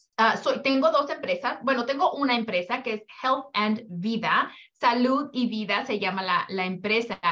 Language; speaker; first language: Spanish; early bilingual, heritage; Spanish